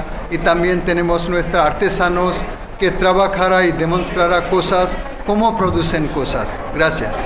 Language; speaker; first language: Spanish; non-native, learner; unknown